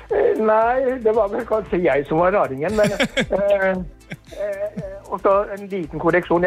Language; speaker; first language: Norwegian; native; Norwegian